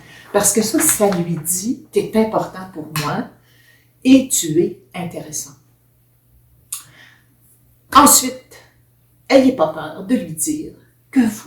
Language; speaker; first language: French; native; French